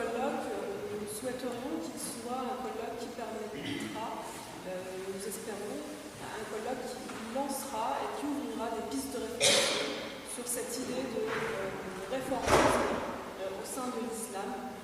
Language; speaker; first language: French; native; French